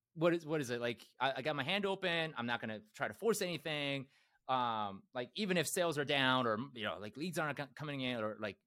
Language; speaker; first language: English; early bilingual, other home language; Korean